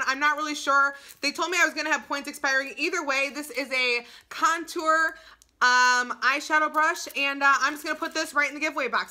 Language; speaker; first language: English; native; English